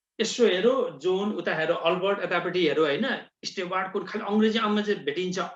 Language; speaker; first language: Nepali; native; Nepali